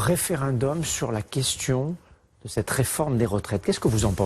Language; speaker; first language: French; native; French